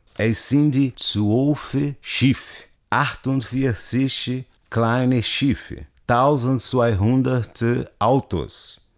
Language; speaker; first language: German; non-native, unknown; Portuguese